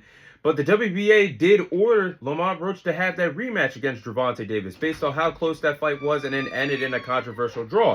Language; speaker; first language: English; native; English